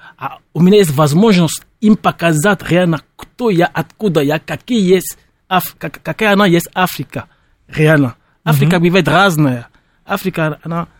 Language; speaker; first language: Russian; non-native, fluent; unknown